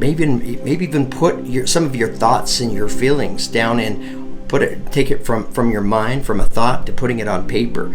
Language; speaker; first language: English; native; English